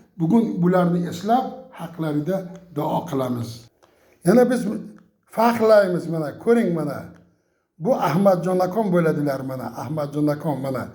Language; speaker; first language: Uzbek; non-native, local second language; Tajik